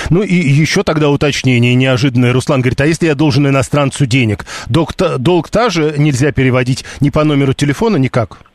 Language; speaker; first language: Russian; native; Russian